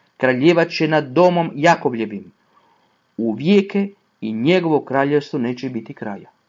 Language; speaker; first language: Croatian; non-native, fluent; Italian